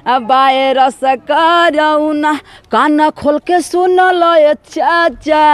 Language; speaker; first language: Hindi; native; Hindi